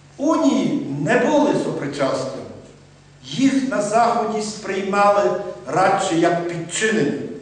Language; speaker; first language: Ukrainian; native; Ukrainian